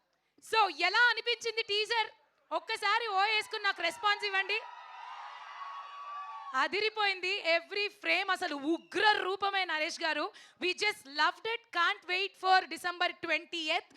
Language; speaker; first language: Telugu; native; Telugu